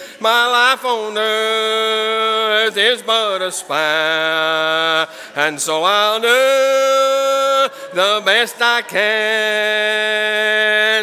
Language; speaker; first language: English; native; English